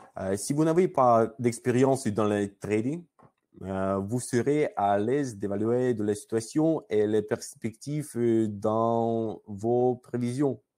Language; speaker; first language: French; non-native, learner; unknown